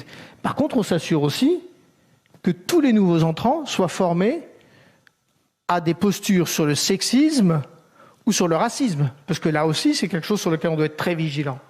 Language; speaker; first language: French; native; French